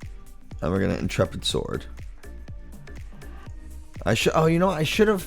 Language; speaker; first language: English; native; English